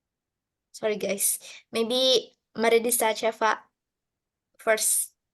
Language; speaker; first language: English; non-native, learner; Indonesian